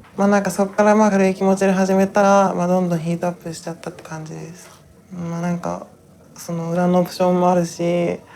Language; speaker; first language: Japanese; native; Japanese